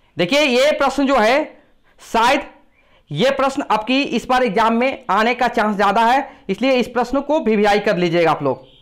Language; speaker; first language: Hindi; native; Hindi